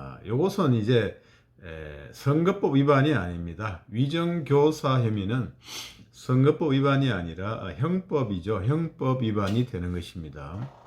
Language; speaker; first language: Korean; native; Korean